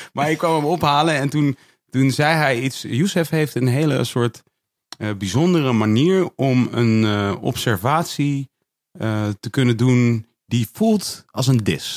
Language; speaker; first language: Dutch; native; Dutch